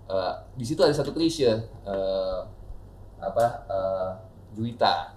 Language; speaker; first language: Indonesian; native; Indonesian